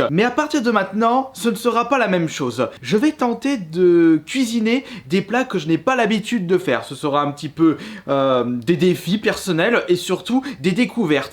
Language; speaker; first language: French; native; French